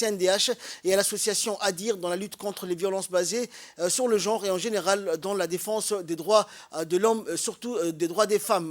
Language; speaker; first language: French; native; French